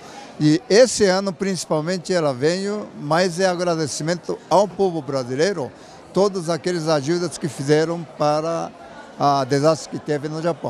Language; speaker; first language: Portuguese; non-native, learner; Japanese